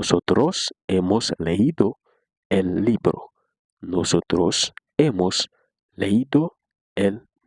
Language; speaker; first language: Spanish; non-native, learner; Haitian Creole